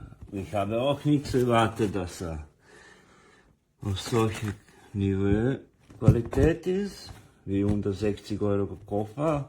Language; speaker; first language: German; non-native, learner; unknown